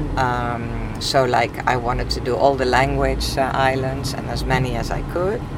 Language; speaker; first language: English; non-native, fluent; Dutch